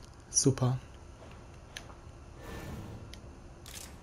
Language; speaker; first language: German; native; German